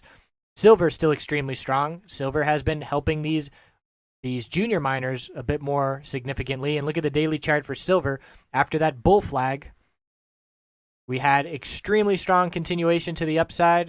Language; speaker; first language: English; native; English